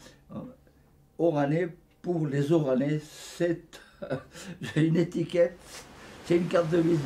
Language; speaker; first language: French; native; French